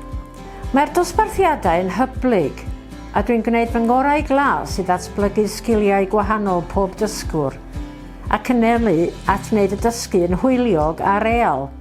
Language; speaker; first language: Welsh; non-native, fluent; English